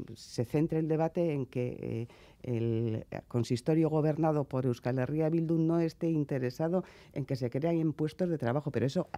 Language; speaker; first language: Spanish; native; Spanish